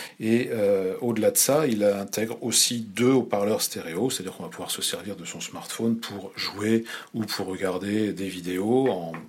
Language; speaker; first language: French; native; French